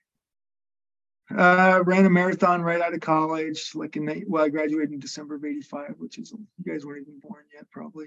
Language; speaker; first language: English; native; English